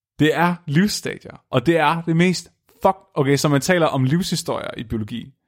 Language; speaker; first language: Danish; native; Danish